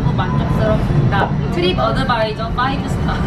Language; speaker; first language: Korean; native; Korean